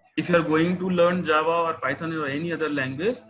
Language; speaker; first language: English; non-native, local second language; Nepali